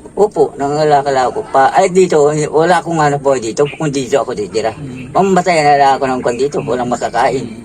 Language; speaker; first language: Filipino; native; Filipino